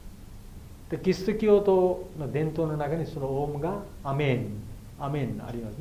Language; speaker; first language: Japanese; non-native, fluent; Bangla